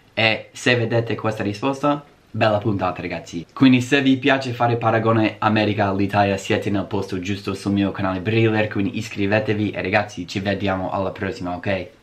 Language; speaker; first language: Italian; non-native, fluent; English